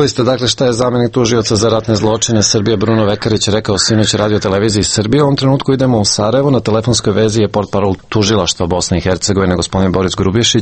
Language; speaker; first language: Serbian; native; Serbian